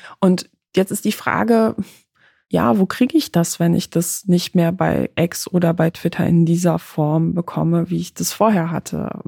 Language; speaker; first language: German; early bilingual, other home language; Polish